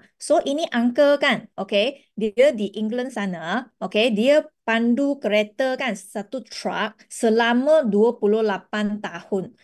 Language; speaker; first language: Malay; non-native, local second language; Chinese